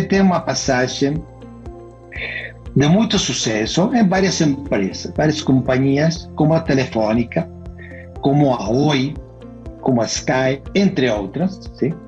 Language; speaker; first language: Portuguese; non-native, fluent; Spanish